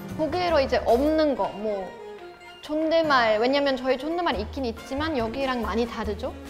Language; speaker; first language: Korean; non-native, fluent; German